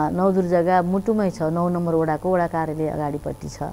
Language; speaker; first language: Nepali; native; Nepali